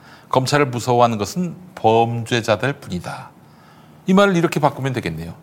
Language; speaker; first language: Korean; native; Korean